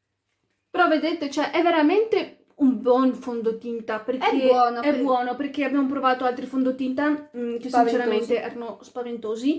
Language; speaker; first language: Italian; early bilingual, other home language; Arabic